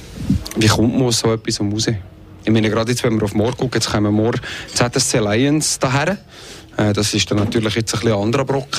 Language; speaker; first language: German; native; German